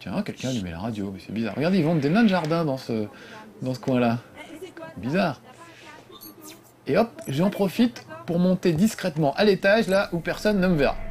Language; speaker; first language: French; native; French